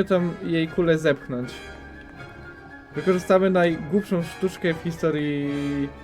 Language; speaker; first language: Polish; native; Polish